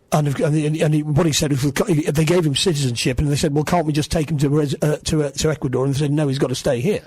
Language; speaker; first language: English; native; English